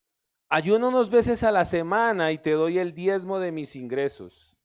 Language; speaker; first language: Spanish; native; Spanish